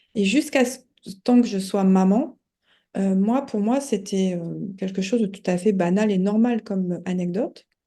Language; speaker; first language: French; native; French